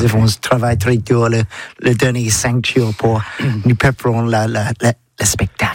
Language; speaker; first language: French; non-native, learner; English